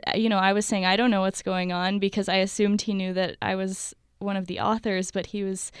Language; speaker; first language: English; native; English